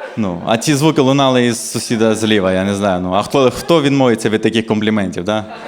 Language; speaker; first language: Ukrainian; non-native, local second language; Russian